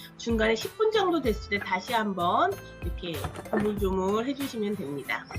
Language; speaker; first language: Korean; native; Korean